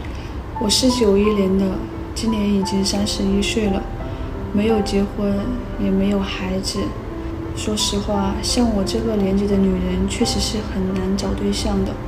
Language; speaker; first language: Chinese; native; Chinese